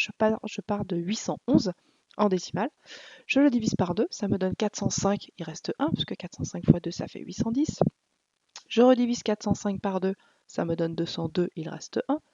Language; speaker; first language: French; native; French